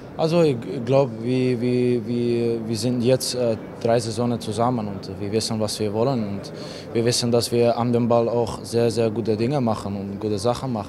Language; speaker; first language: German; non-native, fluent; Dutch